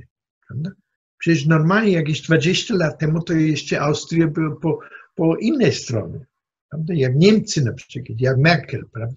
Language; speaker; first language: Polish; non-native, fluent; German